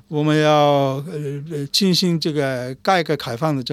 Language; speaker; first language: Chinese; non-native, fluent; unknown